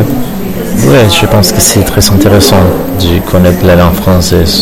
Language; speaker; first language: French; non-native, learner; Spanish